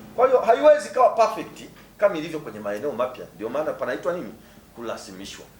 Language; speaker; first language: Swahili; native; Swahili